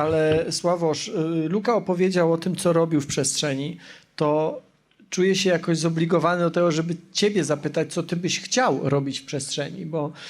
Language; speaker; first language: Polish; native; Polish